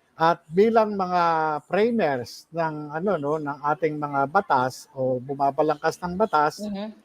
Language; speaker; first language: Filipino; native; Filipino